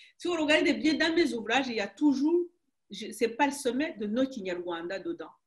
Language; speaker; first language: French; non-native, local second language; Kinyarwanda